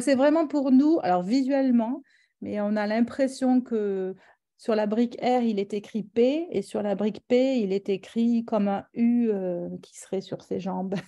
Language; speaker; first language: French; native; French